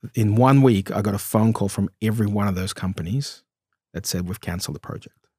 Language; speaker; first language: English; early bilingual, other home language; Romanian